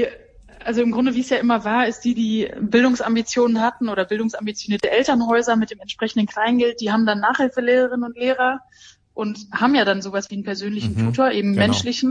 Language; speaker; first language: German; native; German